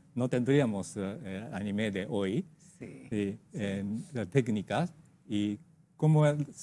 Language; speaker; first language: Spanish; non-native, fluent; Japanese